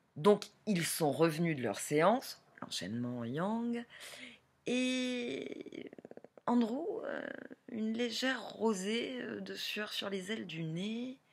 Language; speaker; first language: French; native; French